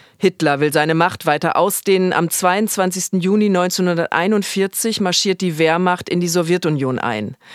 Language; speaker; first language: German; native; German